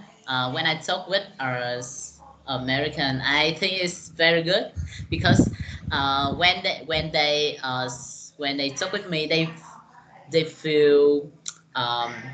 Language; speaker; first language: English; non-native, learner; Vietnamese